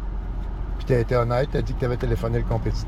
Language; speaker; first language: French; native; French